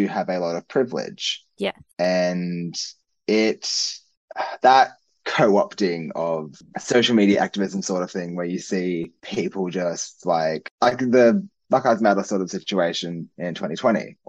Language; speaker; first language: English; native; English